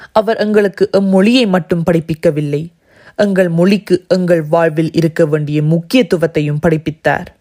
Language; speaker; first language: Tamil; early bilingual, heritage; Tamil